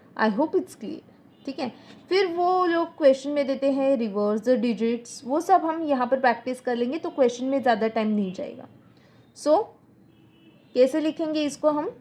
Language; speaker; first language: Hindi; non-native, local second language; Marathi